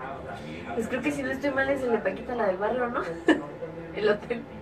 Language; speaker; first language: Spanish; native; Spanish